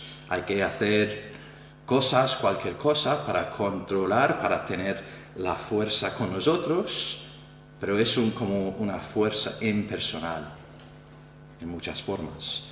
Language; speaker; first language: Spanish; non-native, fluent; English